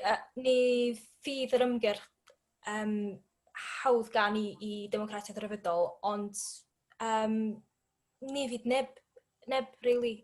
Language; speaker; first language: Welsh; non-native, learner; English